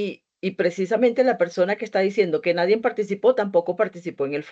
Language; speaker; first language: Spanish; native; Spanish